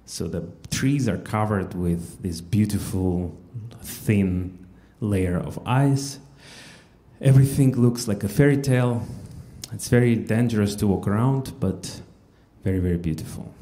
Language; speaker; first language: English; non-native, fluent; Russian